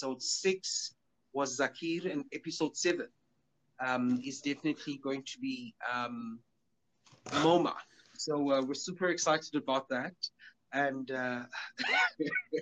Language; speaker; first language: English; non-native, local second language; Zulu